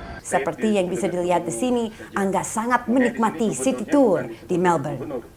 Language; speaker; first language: Indonesian; non-native, fluent; English